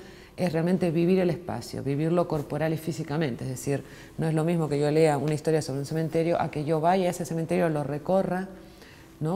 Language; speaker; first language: Spanish; native; Spanish